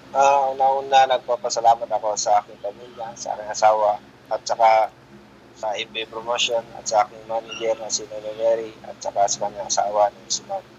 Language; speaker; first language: Filipino; non-native, local second language; Hiligaynon